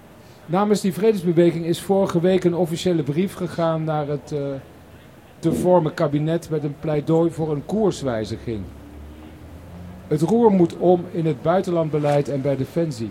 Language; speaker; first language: Dutch; native; Dutch